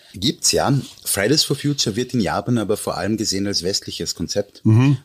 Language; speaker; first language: German; native; German